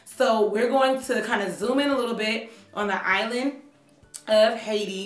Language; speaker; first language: English; native; English